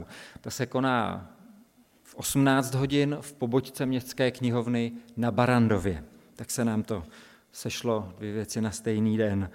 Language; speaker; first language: Czech; native; Czech